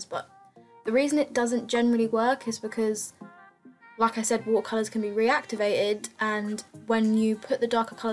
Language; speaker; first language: English; native; English